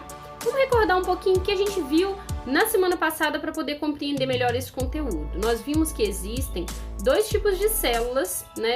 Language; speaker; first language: Portuguese; native; Portuguese